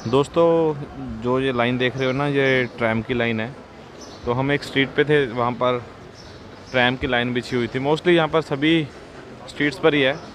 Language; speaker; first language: Hindi; non-native, local second language; Punjabi